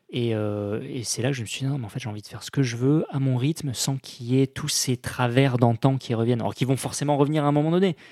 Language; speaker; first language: French; native; French